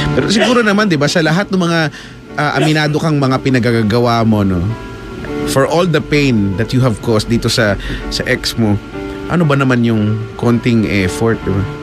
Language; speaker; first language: Filipino; native; Filipino